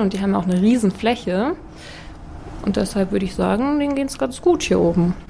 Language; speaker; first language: German; native; German